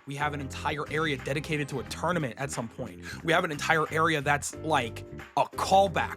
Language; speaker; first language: English; native; English